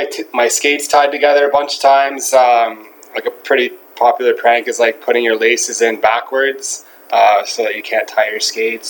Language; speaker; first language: English; native; English